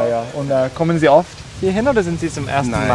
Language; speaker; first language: German; non-native, fluent; English